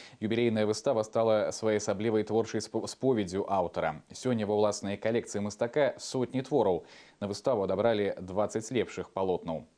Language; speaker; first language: Belarusian; native; Belarusian